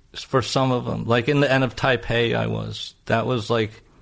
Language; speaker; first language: English; native; English